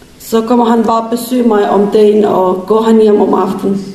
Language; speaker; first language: Danish; non-native, learner; Kurdish